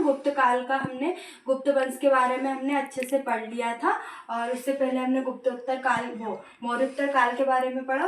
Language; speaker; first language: Hindi; native; Hindi